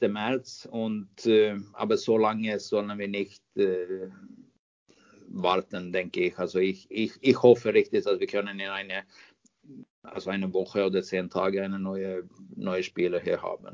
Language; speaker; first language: German; non-native, fluent; Swedish